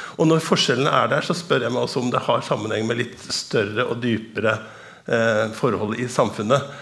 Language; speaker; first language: Norwegian; native; Norwegian